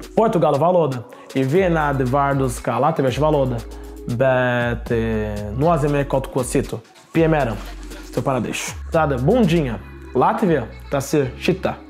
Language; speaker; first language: Latvian; non-native, learner; Portuguese